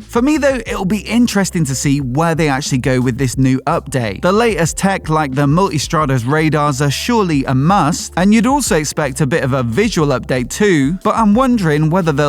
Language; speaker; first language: English; native; English